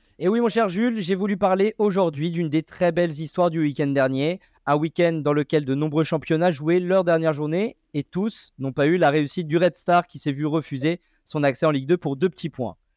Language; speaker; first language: French; native; French